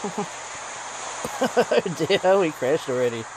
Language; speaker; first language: English; native; English